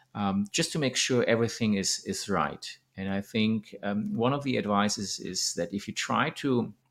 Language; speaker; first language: English; non-native, fluent; German